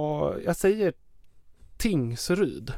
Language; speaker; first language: Swedish; native; Swedish